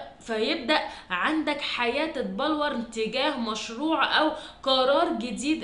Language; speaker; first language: Arabic; native; Arabic